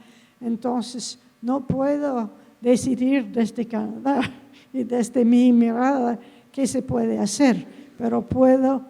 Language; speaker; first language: Spanish; non-native, fluent; English